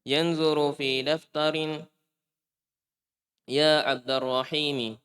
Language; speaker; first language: Arabic; non-native, learner; Indonesian